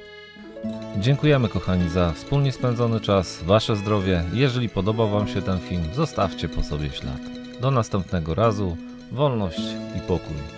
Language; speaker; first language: Polish; native; Polish